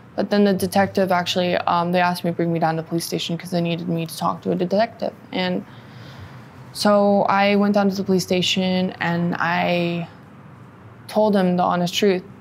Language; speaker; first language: English; native; English